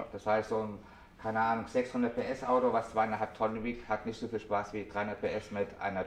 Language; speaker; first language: German; native; German